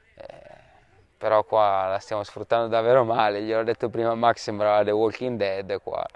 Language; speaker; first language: Italian; native; Italian